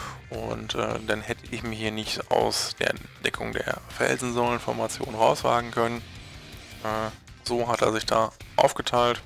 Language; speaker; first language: German; native; German